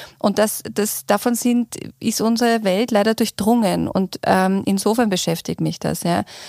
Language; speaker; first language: German; native; German